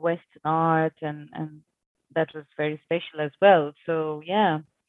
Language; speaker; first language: English; non-native, local second language; Bangla